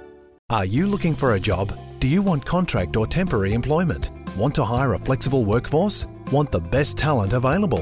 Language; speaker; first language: English; native; English